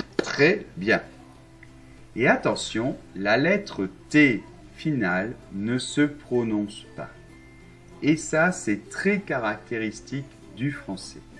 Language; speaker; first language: French; non-native, fluent; Arabic